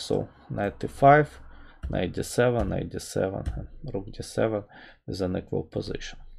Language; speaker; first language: English; non-native, fluent; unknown